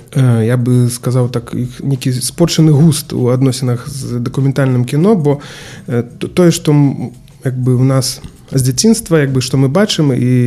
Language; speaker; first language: Belarusian; native; Belarusian